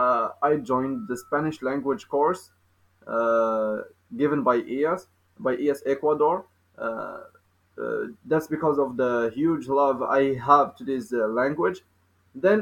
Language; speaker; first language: English; non-native, fluent; Arabic